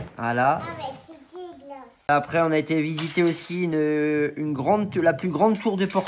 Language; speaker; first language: French; native; French